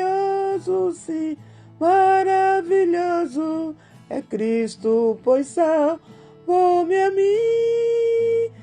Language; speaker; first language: Portuguese; native; Portuguese